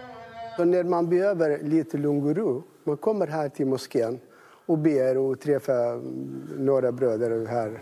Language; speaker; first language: Swedish; non-native, fluent; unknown